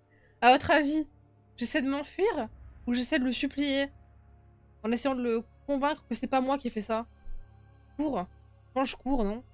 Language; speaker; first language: French; native; French